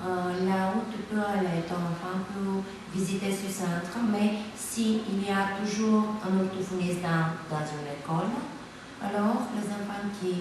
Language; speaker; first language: French; non-native, fluent; Bulgarian